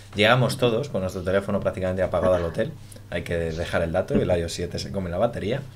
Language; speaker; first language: Spanish; native; Spanish